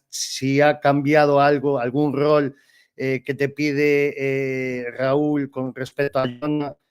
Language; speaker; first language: Spanish; non-native, local second language; Galician